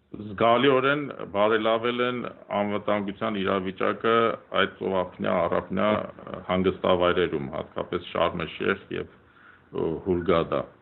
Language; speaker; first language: Armenian; native; Armenian